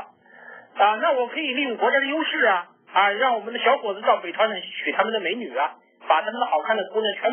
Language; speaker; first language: Chinese; native; Chinese